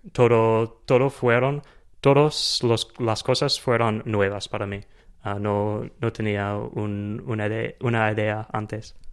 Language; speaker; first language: Spanish; non-native, learner; English